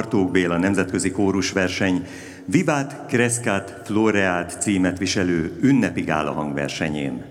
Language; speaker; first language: Hungarian; native; Hungarian